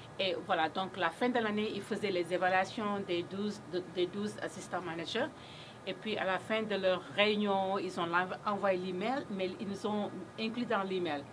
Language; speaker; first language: French; non-native, local second language; Wolof